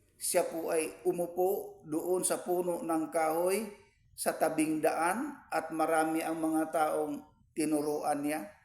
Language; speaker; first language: Filipino; non-native, local second language; Cebuano